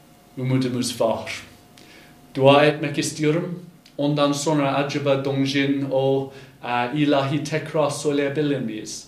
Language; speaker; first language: Turkish; non-native, fluent; English